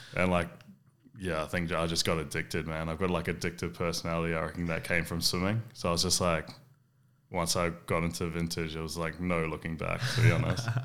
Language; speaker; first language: English; native; English